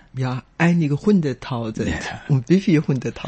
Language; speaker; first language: German; non-native, fluent; Chinese